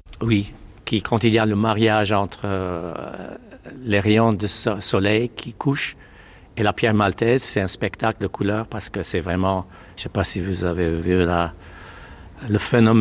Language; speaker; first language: French; non-native, fluent; Maltese